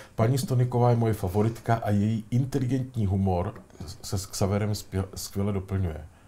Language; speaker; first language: Czech; native; Czech